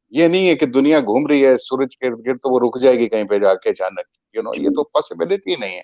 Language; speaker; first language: Urdu; native; Urdu